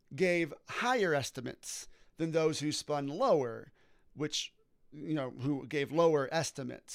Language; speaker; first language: English; native; English